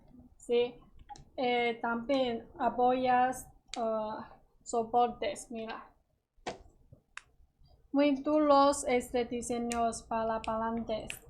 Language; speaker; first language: Spanish; non-native, learner; Chinese